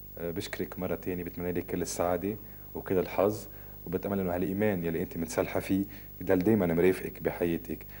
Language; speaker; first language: Arabic; native; Arabic